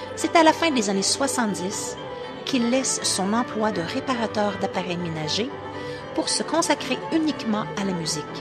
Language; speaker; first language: French; native; French